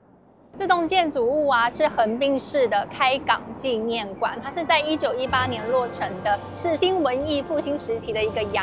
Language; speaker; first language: Chinese; native; Chinese